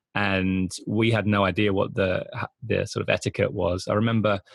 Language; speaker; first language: English; native; English